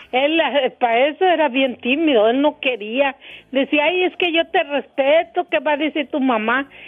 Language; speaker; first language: Spanish; native; Spanish